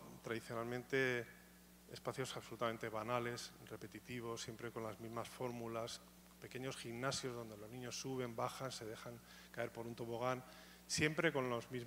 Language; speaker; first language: Spanish; native; Spanish